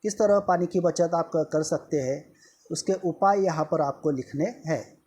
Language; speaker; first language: Hindi; non-native, local second language; Marathi